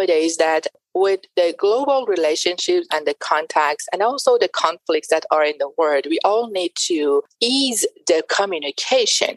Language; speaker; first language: English; non-native, fluent; Persian